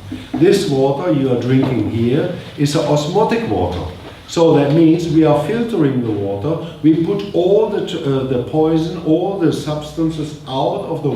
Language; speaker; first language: English; non-native, fluent; German